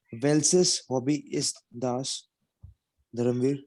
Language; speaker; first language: German; non-native, learner; Hindi